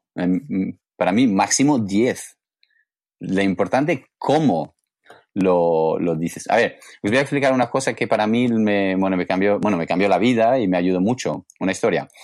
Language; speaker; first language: Spanish; non-native, fluent; English